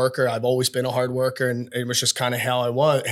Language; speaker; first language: English; native; English